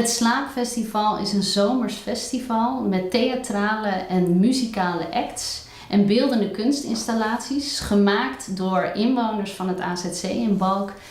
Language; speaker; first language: Dutch; native; Dutch